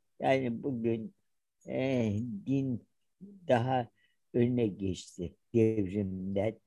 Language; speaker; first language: Turkish; native; Turkish